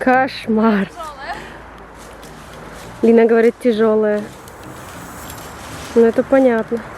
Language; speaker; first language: Russian; early bilingual, heritage; Russian